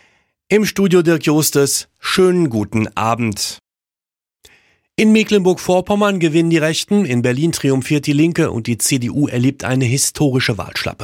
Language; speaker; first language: German; native; German